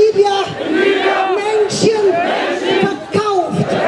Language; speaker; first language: German; non-native, learner; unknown